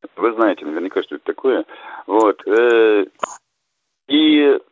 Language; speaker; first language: Russian; native; Russian